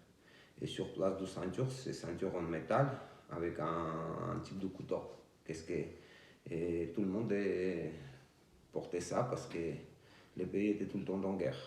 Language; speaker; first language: French; non-native, fluent; Georgian